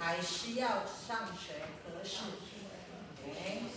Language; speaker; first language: Chinese; non-native, fluent; Filipino